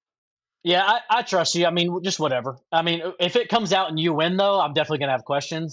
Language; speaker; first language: English; native; English